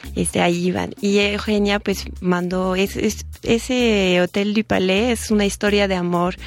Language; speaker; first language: Spanish; non-native, fluent; French